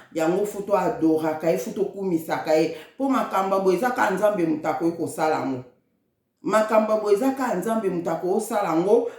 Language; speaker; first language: Lingala; native; Lingala